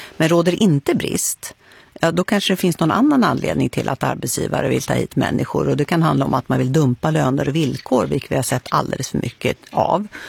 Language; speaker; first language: Swedish; native; Swedish